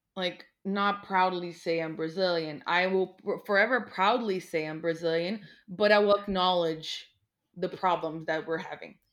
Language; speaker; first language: English; non-native, fluent; Portuguese